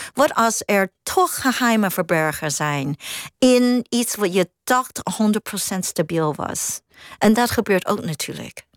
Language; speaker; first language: Dutch; non-native, fluent; Cantonese